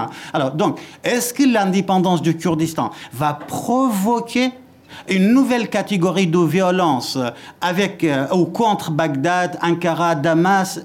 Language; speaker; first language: French; non-native, fluent; Kurdish